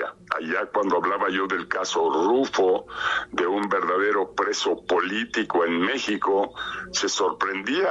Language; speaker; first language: Spanish; native; Spanish